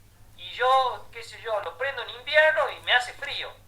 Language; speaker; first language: Spanish; native; Spanish